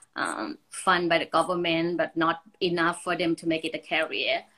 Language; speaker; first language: English; non-native, fluent; Thai